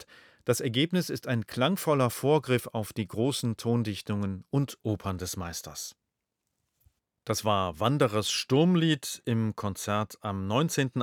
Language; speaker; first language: German; native; German